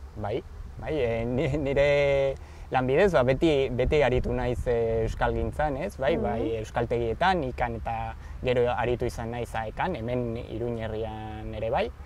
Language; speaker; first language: Basque; non-native, local second language; Spanish